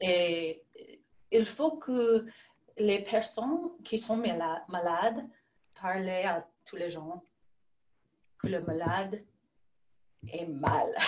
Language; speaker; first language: French; non-native, learner; English